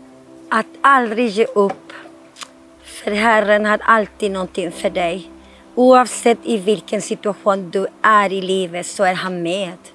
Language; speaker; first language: Swedish; non-native, fluent; Spanish